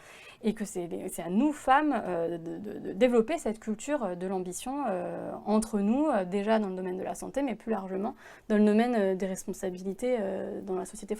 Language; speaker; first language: French; native; French